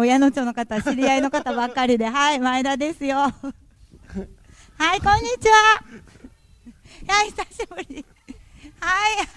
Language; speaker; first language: Japanese; native; Japanese